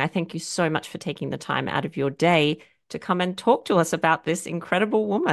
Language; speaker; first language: English; native; English